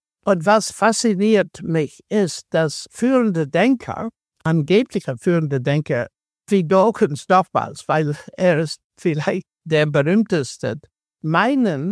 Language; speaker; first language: German; non-native, fluent; English